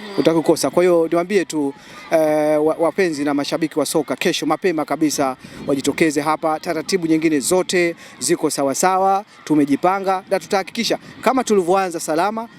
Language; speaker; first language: Swahili; native; Swahili